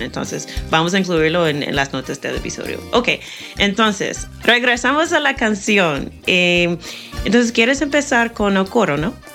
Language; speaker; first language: Spanish; non-native, fluent; English